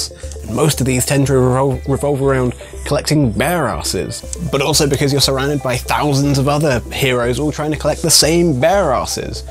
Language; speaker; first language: English; native; English